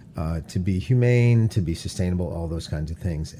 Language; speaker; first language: English; native; English